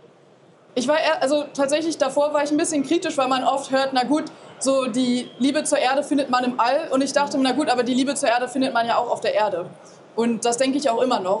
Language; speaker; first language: German; native; German